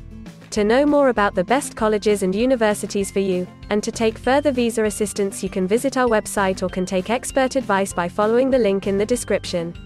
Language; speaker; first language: English; non-native, local second language; Hindi